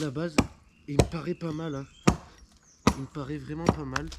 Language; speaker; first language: French; native; French